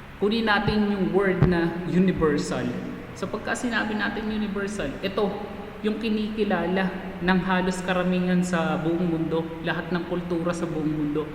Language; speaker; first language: Filipino; native; Filipino